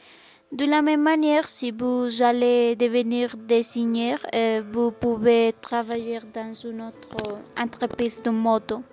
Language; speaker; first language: French; non-native, learner; Spanish